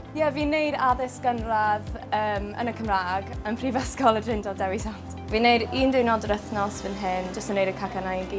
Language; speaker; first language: Welsh; native; Welsh